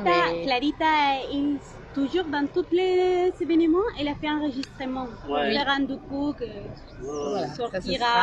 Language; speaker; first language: French; non-native, local second language; Spanish